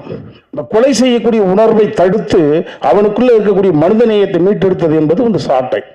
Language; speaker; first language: Tamil; native; Tamil